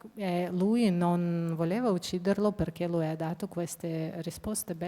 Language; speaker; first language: Italian; non-native, fluent; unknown